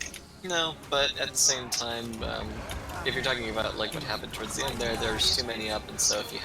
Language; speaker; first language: English; native; English